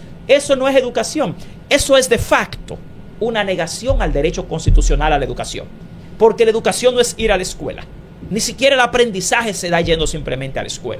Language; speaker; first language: Spanish; native; Spanish